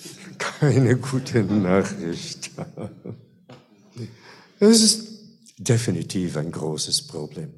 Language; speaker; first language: German; non-native, fluent; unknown